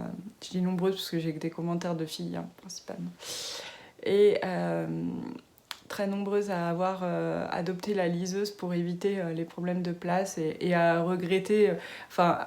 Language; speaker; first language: French; native; French